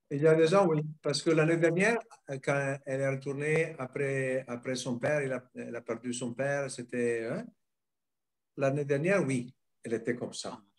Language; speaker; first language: French; non-native, fluent; Italian